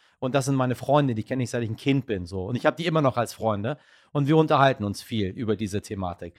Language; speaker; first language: German; early bilingual, other home language; Persian